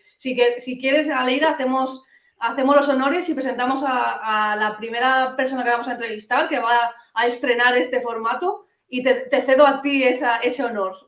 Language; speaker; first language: Spanish; native; Spanish